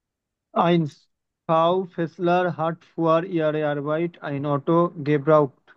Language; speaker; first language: German; non-native, learner; Bangla